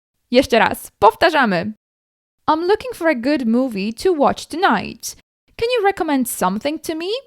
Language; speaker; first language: English; non-native, fluent; Polish